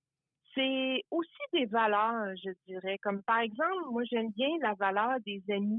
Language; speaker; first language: French; native; French